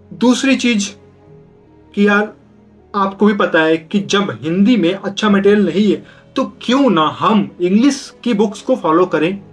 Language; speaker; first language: Hindi; native; Hindi